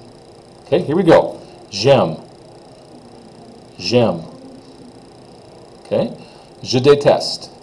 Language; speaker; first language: French; non-native, fluent; English